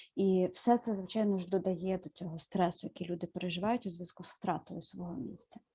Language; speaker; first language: Ukrainian; native; Ukrainian